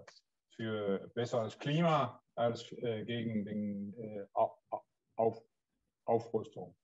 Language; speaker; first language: German; non-native, learner; Danish